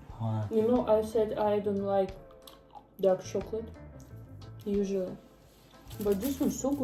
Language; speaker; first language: English; non-native, learner; Ukrainian